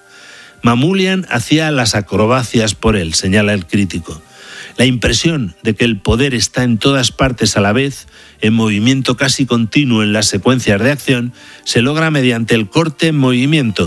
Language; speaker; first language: Spanish; native; Spanish